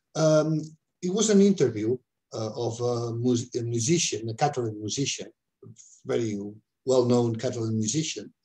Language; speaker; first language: English; non-native, fluent; Catalan